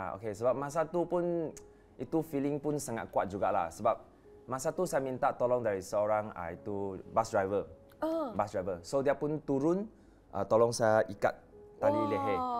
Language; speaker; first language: Malay; non-native, local second language; Chinese